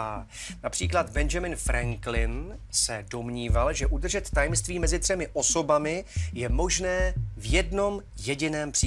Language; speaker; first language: Czech; native; Czech